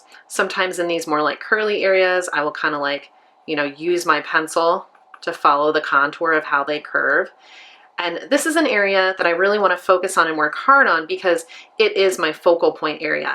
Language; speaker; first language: English; native; English